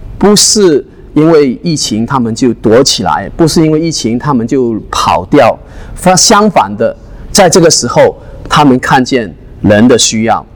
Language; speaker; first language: Chinese; non-native, local second language; Cantonese